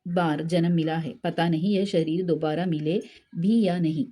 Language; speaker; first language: Hindi; non-native, local second language; Malayalam